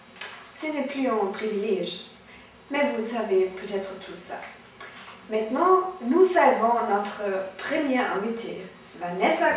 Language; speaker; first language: French; non-native, learner; German